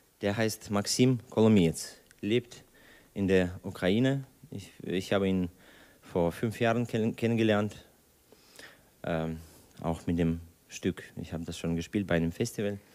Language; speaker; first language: German; non-native, fluent; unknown